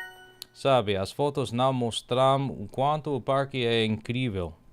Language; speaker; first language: Portuguese; non-native, learner; English